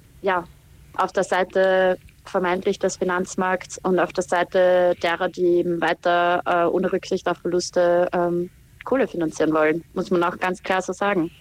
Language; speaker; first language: German; native; German